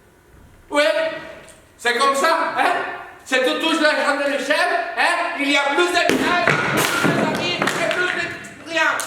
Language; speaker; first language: French; non-native, learner; Spanish